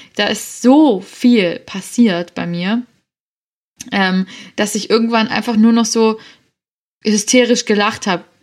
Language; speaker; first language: German; native; German